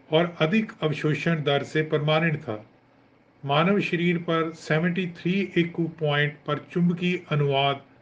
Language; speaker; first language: Hindi; non-native, local second language; Punjabi